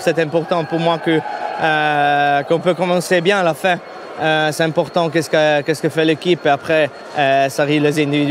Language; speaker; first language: French; non-native, fluent; Italian